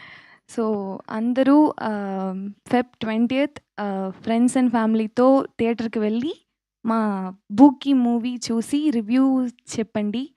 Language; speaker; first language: Telugu; early bilingual, heritage; Tamil